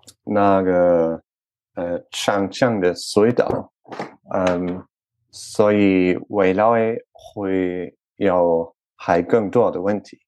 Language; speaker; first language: Chinese; non-native, learner; French